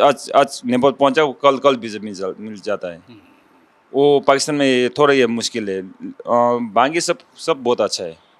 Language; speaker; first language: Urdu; non-native, learner; Sherpa